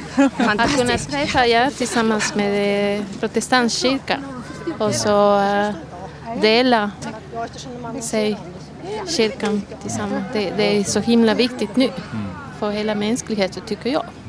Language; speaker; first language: Swedish; non-native, fluent; Spanish